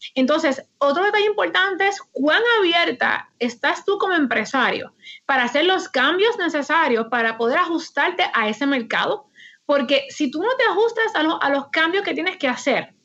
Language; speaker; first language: Spanish; native; Spanish